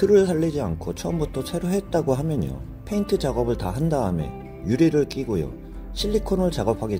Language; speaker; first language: Korean; native; Korean